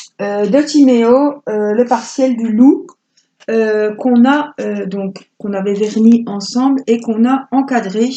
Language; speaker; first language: French; native; French